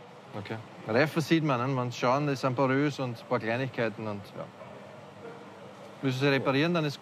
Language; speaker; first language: German; native; German